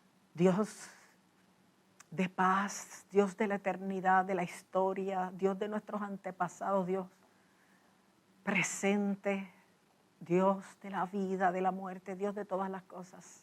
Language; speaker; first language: Spanish; native; Spanish